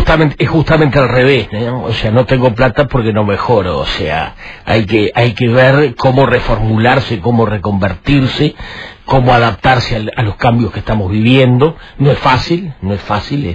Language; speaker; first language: Spanish; native; Spanish